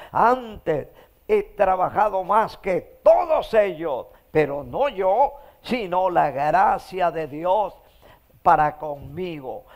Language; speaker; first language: Spanish; native; Spanish